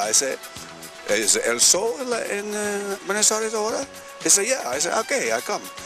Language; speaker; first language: English; native; English